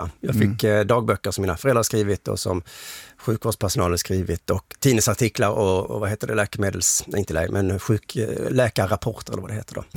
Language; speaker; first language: Swedish; native; Swedish